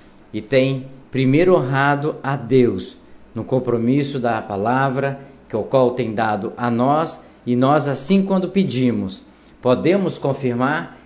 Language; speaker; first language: Portuguese; native; Portuguese